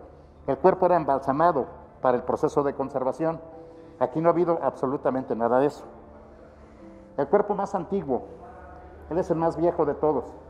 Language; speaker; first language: Spanish; native; Spanish